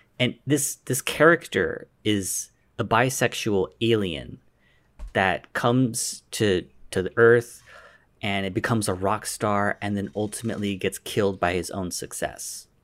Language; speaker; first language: English; native; English